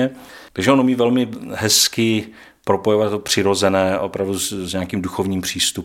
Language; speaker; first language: Czech; native; Czech